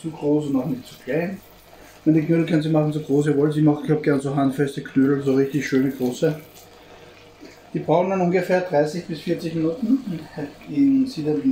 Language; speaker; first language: German; native; German